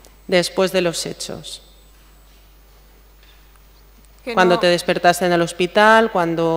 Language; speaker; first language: Spanish; native; Spanish